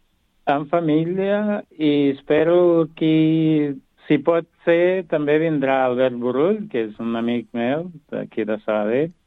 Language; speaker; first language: Catalan; non-native, fluent; Kabuverdianu